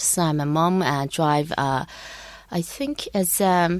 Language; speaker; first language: English; non-native, learner; Chinese